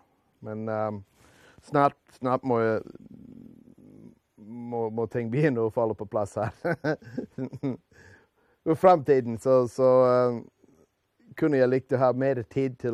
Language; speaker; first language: Norwegian; non-native, fluent; English